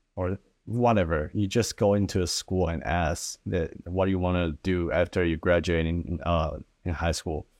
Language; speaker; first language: English; early bilingual, other home language; Chinese